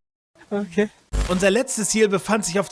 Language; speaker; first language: German; native; German